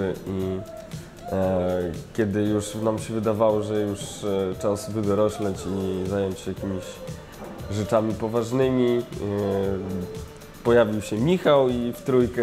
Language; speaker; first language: Polish; native; Polish